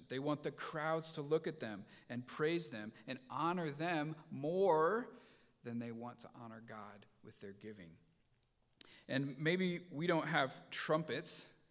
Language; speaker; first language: English; native; English